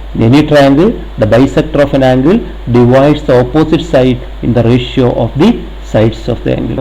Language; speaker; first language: English; non-native, local second language; Malayalam